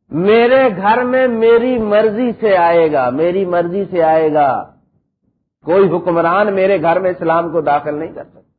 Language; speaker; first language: Urdu; non-native, local second language; Punjabi